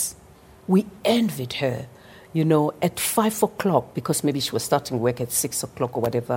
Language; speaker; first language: English; non-native, local second language; Zulu